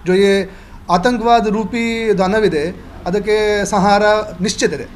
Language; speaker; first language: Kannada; non-native, learner; Kashmiri